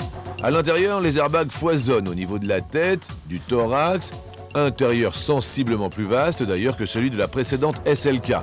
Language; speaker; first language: French; native; French